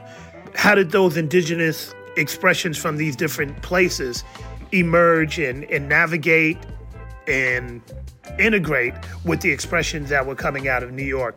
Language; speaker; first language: English; native; English